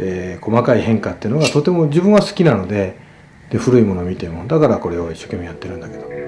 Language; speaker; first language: Japanese; native; Japanese